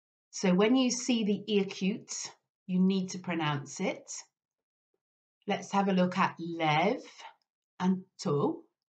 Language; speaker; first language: English; native; English